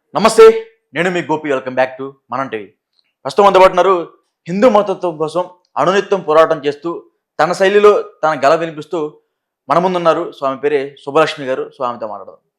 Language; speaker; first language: Telugu; native; Telugu